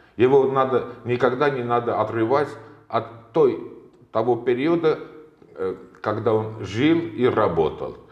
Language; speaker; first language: Russian; non-native, local second language; Armenian